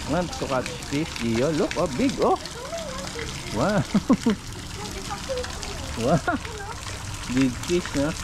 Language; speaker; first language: English; non-native, local second language; Filipino